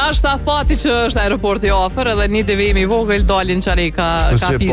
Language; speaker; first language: Albanian; native; Albanian